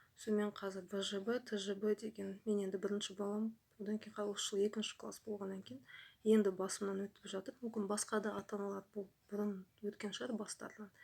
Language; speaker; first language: Kazakh; non-native, local second language; Russian